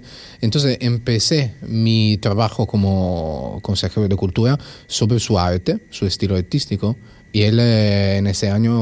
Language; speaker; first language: Spanish; non-native, fluent; Italian